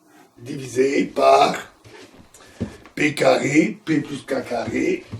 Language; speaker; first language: French; native; French